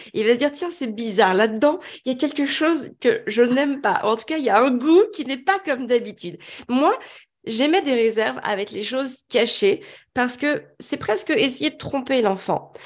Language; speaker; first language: French; native; French